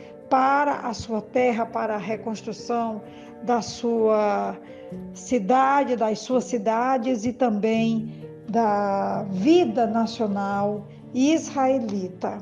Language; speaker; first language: Portuguese; native; Portuguese